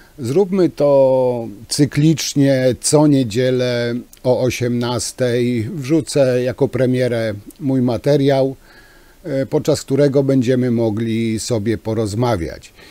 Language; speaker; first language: Polish; native; Polish